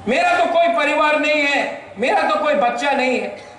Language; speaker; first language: Hindi; non-native, local second language; Bangla